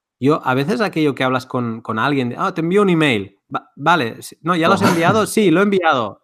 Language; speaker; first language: Spanish; native; Spanish